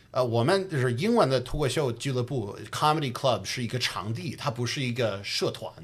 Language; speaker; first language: Chinese; non-native, fluent; English